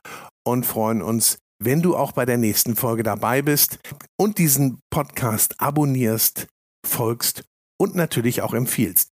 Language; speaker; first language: German; native; German